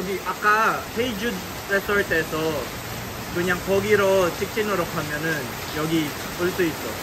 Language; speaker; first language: Korean; non-native, fluent; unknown